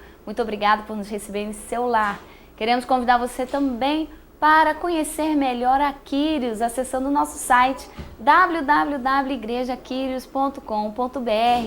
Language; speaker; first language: Portuguese; native; Portuguese